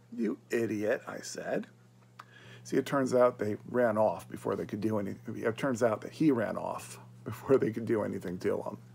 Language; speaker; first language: English; native; English